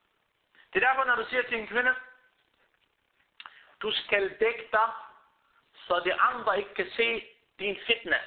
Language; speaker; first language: Danish; non-native, fluent; Arabic